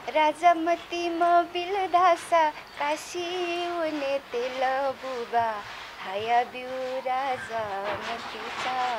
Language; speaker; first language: Nepali; non-native, local second language; Newari